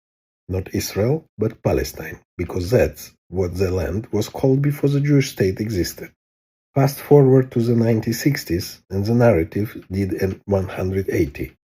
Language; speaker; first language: English; non-native, fluent; Hebrew